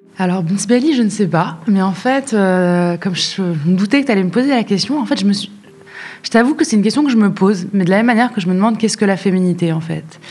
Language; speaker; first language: French; non-native, local second language; Arabic